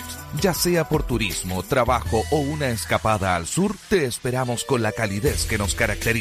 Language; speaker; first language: Spanish; native; Spanish